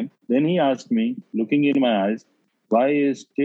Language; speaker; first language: English; non-native, local second language; Hindi